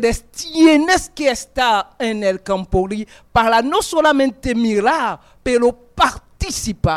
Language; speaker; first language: Spanish; non-native, fluent; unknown